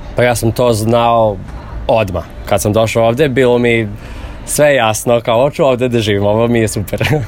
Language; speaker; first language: Serbian; non-native, fluent; English